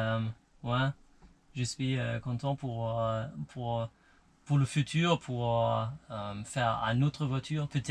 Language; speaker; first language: French; non-native, learner; German